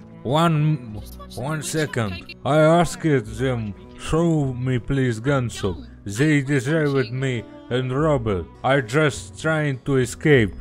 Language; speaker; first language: English; non-native, learner; Russian